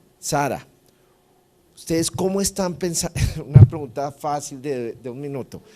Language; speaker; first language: Spanish; native; Spanish